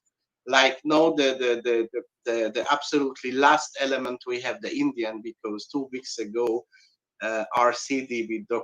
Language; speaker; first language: English; non-native, learner; Hungarian